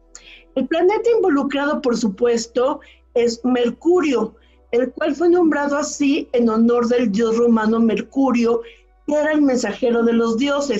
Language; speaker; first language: Spanish; native; Spanish